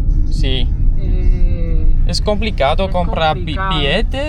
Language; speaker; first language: Spanish; non-native, learner; English